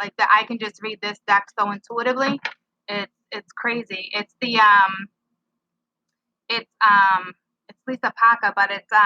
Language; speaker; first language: English; native; English